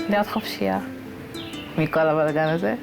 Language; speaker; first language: Hebrew; early bilingual, other home language; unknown